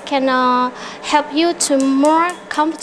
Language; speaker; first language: English; non-native, learner; Vietnamese